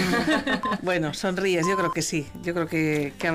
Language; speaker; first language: Spanish; native; Spanish